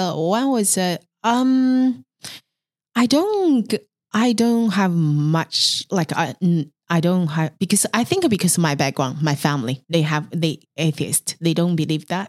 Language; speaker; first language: English; non-native, fluent; Chinese